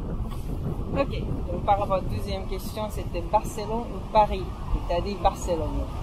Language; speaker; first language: French; non-native, fluent; Japanese